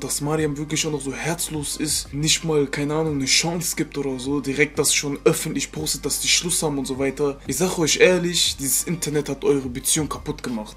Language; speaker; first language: German; native; German